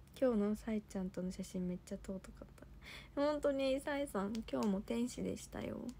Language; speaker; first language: Japanese; native; Japanese